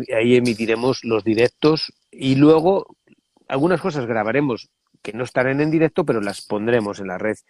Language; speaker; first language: Spanish; native; Spanish